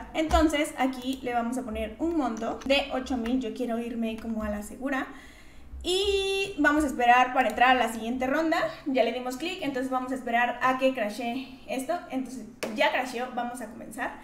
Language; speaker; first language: Spanish; native; Spanish